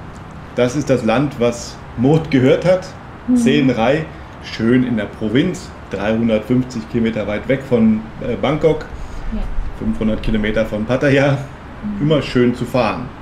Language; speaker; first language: German; native; German